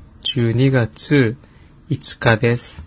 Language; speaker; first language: Japanese; non-native, fluent; Korean